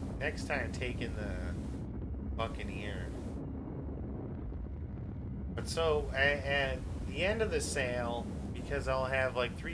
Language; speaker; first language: English; native; English